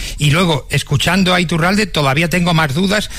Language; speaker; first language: Spanish; native; Spanish